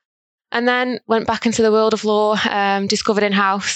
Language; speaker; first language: English; native; English